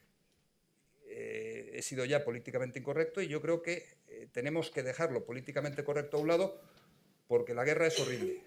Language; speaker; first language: Spanish; native; Spanish